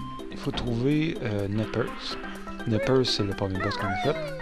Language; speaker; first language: French; native; French